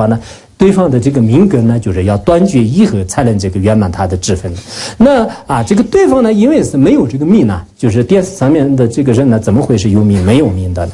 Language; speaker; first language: Chinese; non-native, local second language; Tibetan